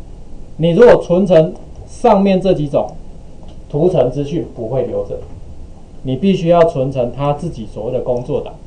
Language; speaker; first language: Chinese; native; Chinese